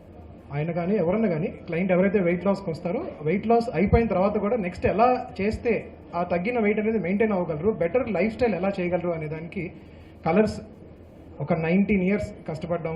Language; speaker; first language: Telugu; native; Telugu